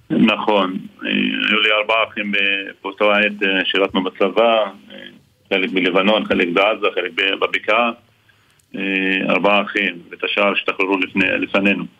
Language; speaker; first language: Hebrew; non-native, local second language; Arabic